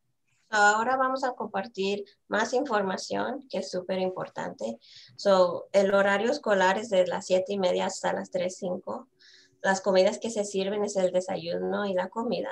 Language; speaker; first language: Spanish; early bilingual, heritage; Spanish